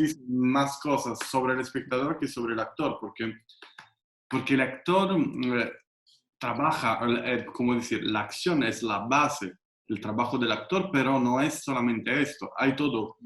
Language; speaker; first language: Spanish; non-native, fluent; Italian